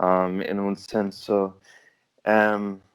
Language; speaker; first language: Italian; non-native, learner; English